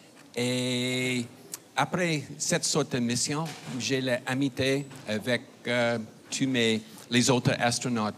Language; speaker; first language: French; non-native, fluent; English